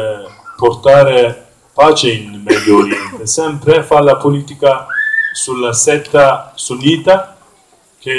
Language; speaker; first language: Italian; non-native, learner; Kurdish